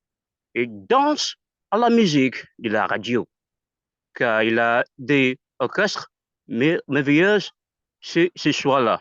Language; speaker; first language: French; non-native, learner; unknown